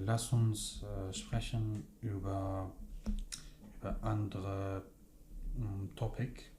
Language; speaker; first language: German; non-native, fluent; Kurdish